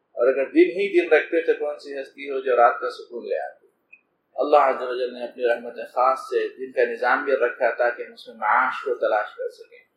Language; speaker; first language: Urdu; native; Urdu